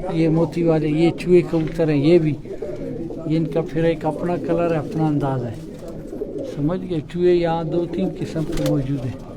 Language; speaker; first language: Urdu; non-native, local second language; Punjabi